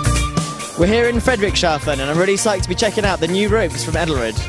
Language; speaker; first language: English; native; English